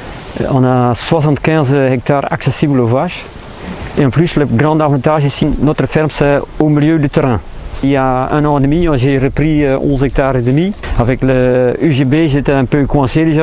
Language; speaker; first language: French; non-native, fluent; Dutch